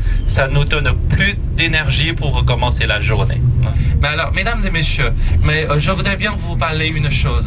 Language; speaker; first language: French; non-native, fluent; Chinese